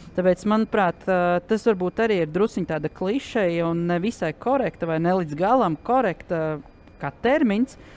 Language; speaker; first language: Latvian; native; Latvian